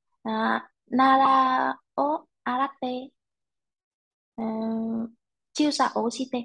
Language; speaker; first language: Japanese; non-native, learner; Vietnamese